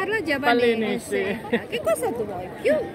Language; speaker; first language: Italian; non-native, learner; Javanese